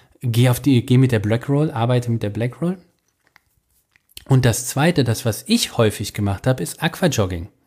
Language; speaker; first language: German; native; German